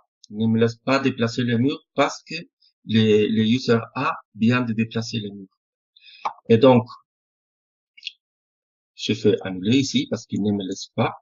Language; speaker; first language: French; non-native, fluent; Spanish